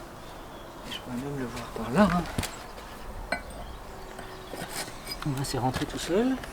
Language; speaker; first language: French; native; French